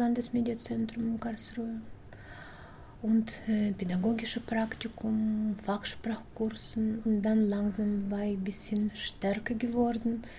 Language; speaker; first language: German; non-native, learner; Russian